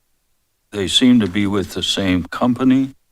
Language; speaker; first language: English; native; English